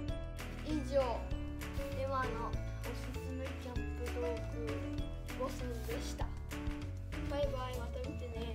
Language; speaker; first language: Japanese; native; Japanese